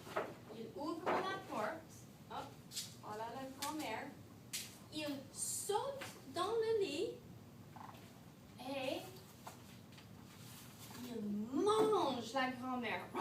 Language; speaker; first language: French; non-native, fluent; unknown